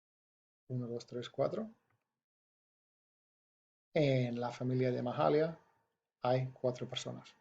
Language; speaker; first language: Spanish; non-native, fluent; English